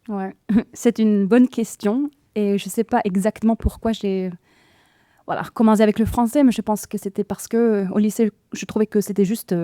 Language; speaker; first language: French; non-native, fluent; Norwegian